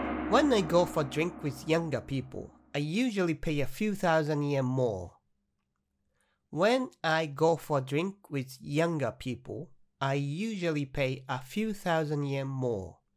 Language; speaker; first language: English; non-native, fluent; Japanese